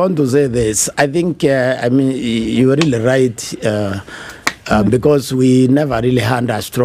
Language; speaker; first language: English; non-native, local second language; Meru